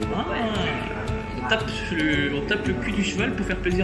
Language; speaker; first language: French; native; French